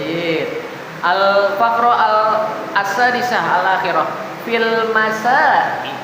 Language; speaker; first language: Arabic; non-native, fluent; Indonesian